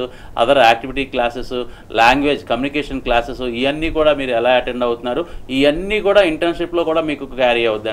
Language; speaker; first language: Telugu; native; Telugu